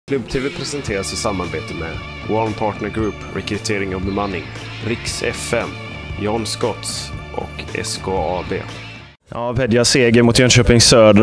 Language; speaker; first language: Swedish; native; Swedish